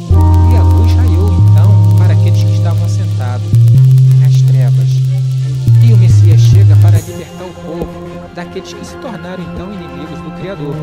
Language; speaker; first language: Portuguese; native; Portuguese